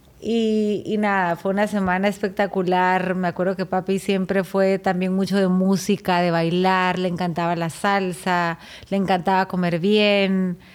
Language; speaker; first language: Spanish; native; Spanish